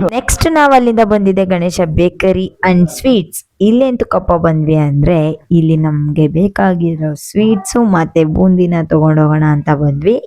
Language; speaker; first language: Kannada; non-native, local second language; Lambadi